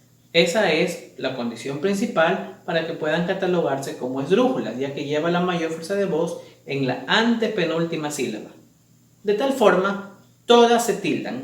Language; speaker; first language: Spanish; native; Spanish